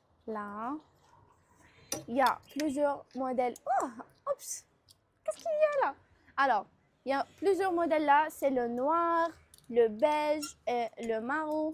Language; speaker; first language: French; non-native, local second language; Arabic